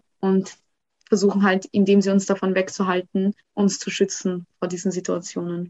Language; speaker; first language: German; early bilingual, other home language; Somali